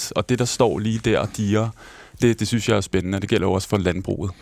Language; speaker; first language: Danish; native; Danish